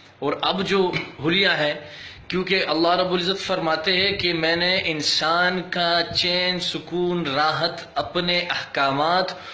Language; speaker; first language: Urdu; non-native, local second language; Pashto